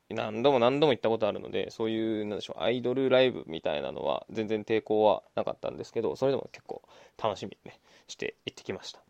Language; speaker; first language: Japanese; native; Japanese